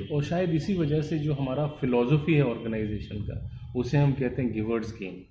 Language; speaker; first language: Hindi; non-native, local second language; Bangla